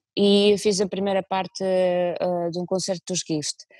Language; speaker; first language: Portuguese; early bilingual, other home language; Russian